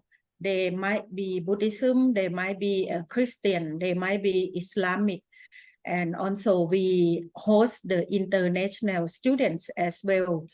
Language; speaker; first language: English; non-native, fluent; Thai